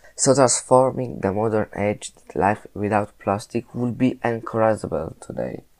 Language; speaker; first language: English; non-native, learner; Italian